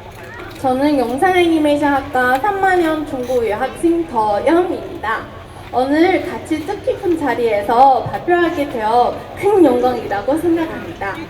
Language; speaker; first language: Korean; non-native, fluent; Chinese